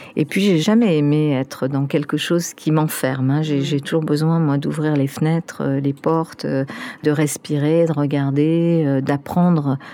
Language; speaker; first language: French; early bilingual, other home language; Spanish